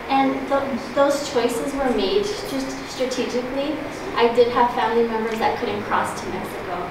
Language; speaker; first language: English; native; English